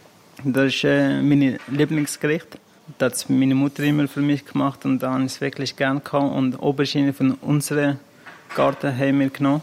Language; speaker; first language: German; non-native, fluent; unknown